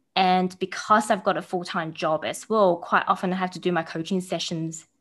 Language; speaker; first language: English; early bilingual, other home language; Chinese